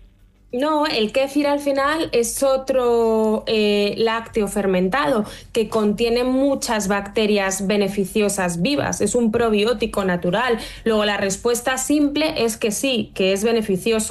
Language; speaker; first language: Spanish; native; Spanish